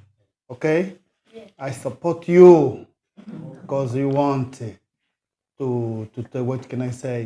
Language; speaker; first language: English; non-native, learner; Portuguese